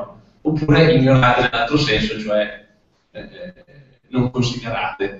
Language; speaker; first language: Italian; native; Italian